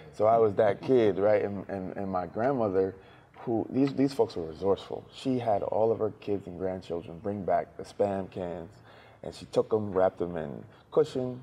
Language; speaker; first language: English; native; English